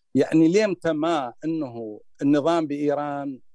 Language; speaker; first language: Arabic; native; Arabic